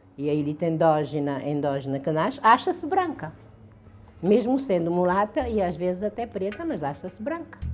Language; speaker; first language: Portuguese; non-native, local second language; Kabuverdianu